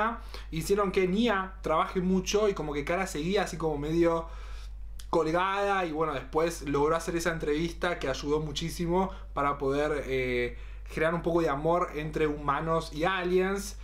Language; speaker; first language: Spanish; native; Spanish